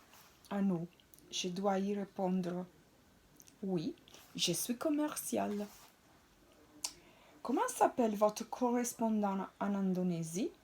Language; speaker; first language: French; non-native, fluent; Italian